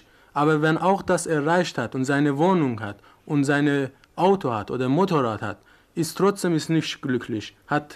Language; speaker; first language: German; non-native, learner; Persian